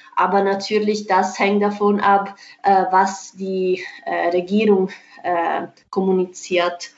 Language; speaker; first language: German; non-native, fluent; Italian